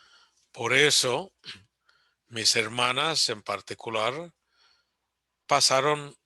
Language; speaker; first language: Spanish; early bilingual, heritage; Spanish